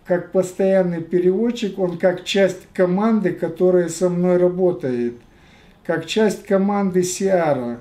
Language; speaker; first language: Russian; non-native, fluent; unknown